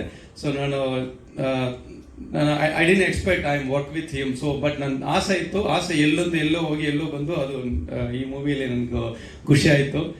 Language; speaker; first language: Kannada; non-native, learner; Tamil